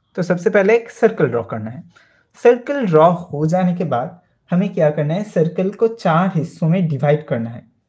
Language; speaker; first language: Hindi; non-native, local second language; Bangla